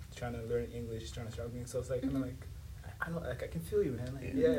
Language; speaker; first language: English; non-native, local second language; Swahili